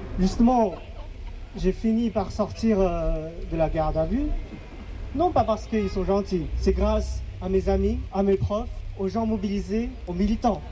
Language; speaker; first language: French; non-native, fluent; Mongolian